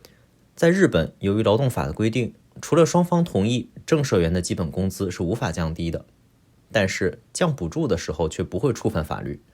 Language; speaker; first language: Chinese; native; Chinese